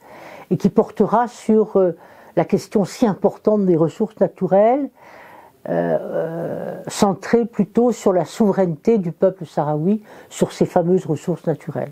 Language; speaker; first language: French; native; French